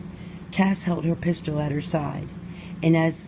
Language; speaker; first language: English; native; English